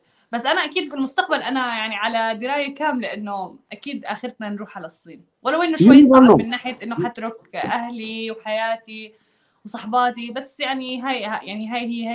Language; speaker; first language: Arabic; native; Arabic